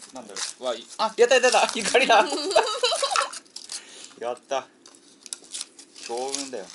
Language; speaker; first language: Japanese; native; Japanese